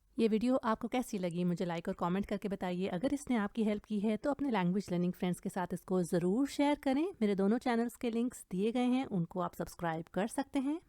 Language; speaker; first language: Urdu; native; Urdu